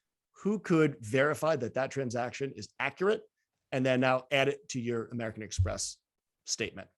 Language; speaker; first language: English; native; English